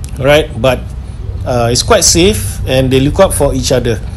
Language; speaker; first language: English; non-native, local second language; Malay